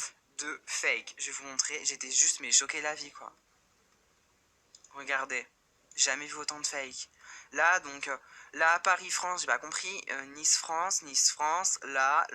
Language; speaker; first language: French; native; French